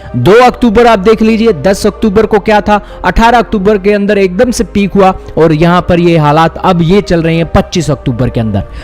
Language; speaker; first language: Hindi; native; Hindi